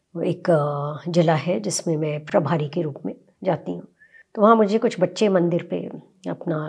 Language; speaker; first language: Hindi; native; Hindi